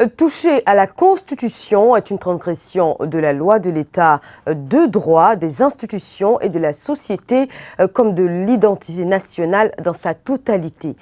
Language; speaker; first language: French; non-native, local second language; Arabic